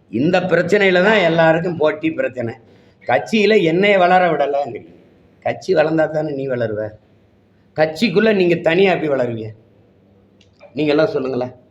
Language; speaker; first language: Tamil; native; Tamil